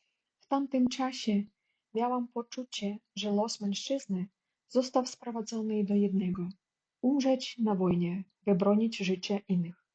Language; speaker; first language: Polish; non-native, fluent; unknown